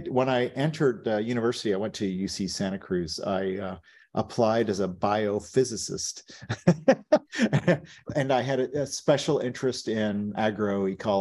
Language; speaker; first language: English; native; English